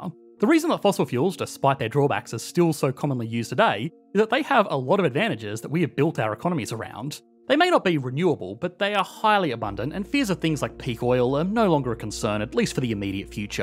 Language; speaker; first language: English; native; English